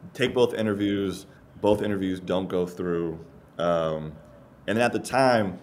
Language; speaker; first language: English; native; English